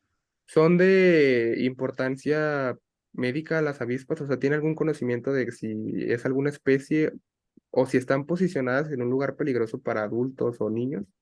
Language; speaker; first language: Spanish; native; Spanish